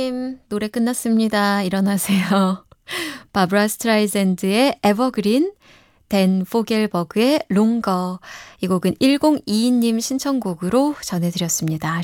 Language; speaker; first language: Korean; native; Korean